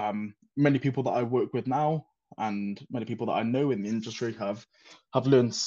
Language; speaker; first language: English; native; English